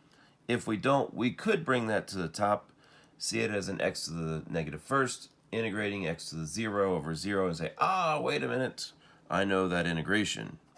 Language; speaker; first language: English; native; English